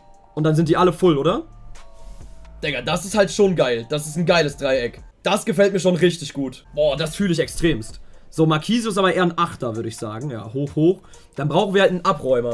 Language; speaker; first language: German; native; German